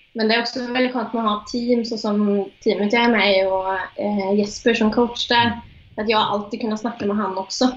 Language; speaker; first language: Swedish; native; Swedish